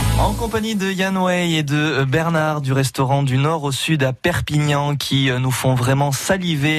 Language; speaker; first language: French; native; French